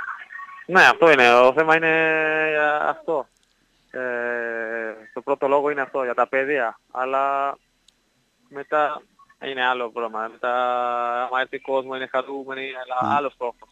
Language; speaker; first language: Greek; non-native, learner; Spanish